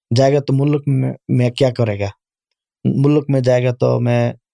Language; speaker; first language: Urdu; non-native, learner; Bangla